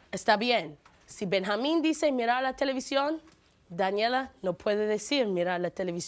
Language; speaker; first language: Spanish; non-native, fluent; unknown